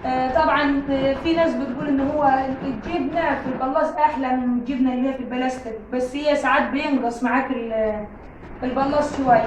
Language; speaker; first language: Arabic; native; Arabic